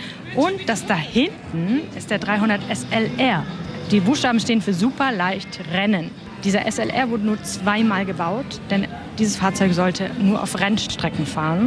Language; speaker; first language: German; native; German